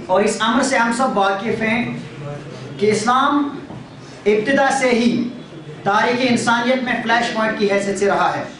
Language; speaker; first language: Urdu; native; Urdu